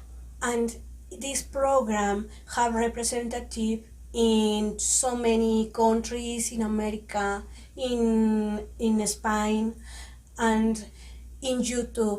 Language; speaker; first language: English; non-native, learner; Spanish